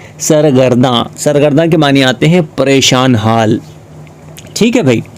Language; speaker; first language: Urdu; native; Urdu